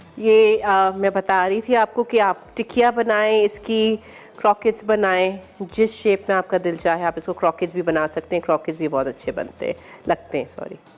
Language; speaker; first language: Urdu; native; Urdu